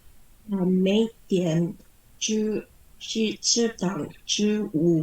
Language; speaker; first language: Chinese; non-native, learner; Indonesian